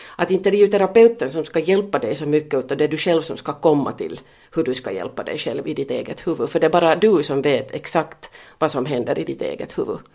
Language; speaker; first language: Swedish; non-native, local second language; Finnish